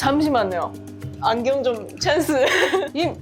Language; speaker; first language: Korean; non-native, fluent; Chinese